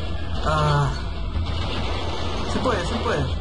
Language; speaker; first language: Spanish; native; Spanish